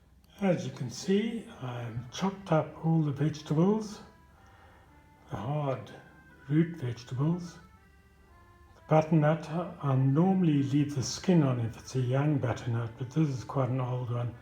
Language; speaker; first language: English; native; English